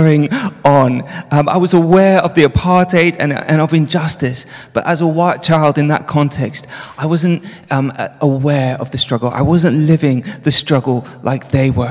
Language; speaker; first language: English; native; English